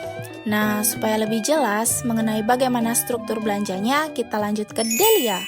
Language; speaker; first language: Indonesian; native; Indonesian